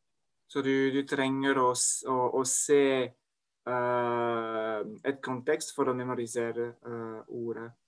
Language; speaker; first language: Norwegian; non-native, learner; French